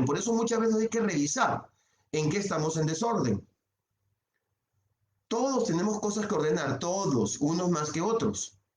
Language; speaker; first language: Spanish; native; Spanish